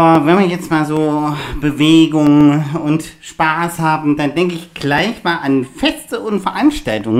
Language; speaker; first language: German; native; German